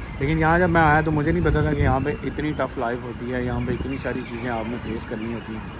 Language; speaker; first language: Urdu; non-native, local second language; Punjabi